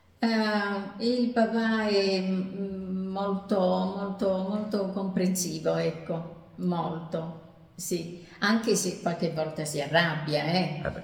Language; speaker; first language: Italian; native; Italian